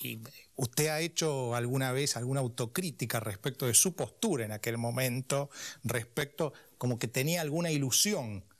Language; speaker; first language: Spanish; native; Spanish